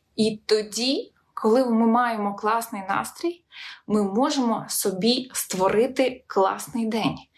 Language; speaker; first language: Ukrainian; non-native, local second language; Russian